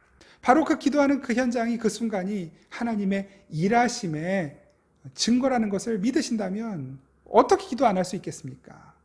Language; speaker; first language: Korean; native; Korean